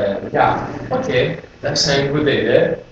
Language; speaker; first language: German; non-native, learner; Greek